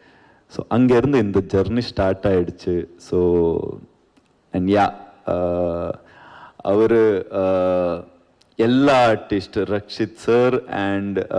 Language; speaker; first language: Tamil; non-native, learner; Kannada